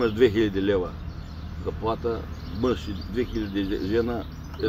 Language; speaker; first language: Russian; non-native, learner; Bulgarian